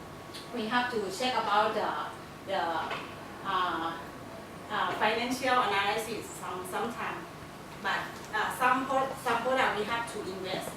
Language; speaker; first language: English; non-native, learner; Thai